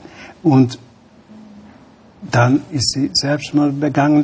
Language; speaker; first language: German; non-native, fluent; Hungarian